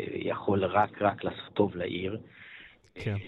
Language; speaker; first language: Hebrew; non-native, fluent; Italian